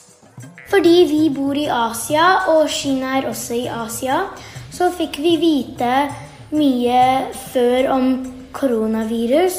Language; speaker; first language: Norwegian; early bilingual, heritage; Norwegian